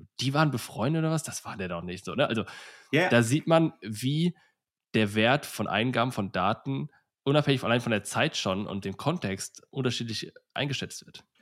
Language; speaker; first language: German; native; German